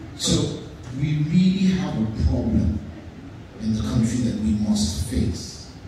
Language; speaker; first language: English; native; English